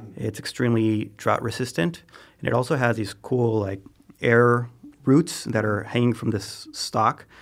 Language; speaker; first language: English; non-native, fluent; Spanish